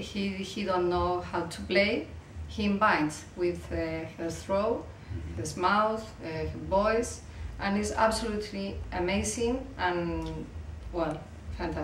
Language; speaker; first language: English; non-native, learner; Spanish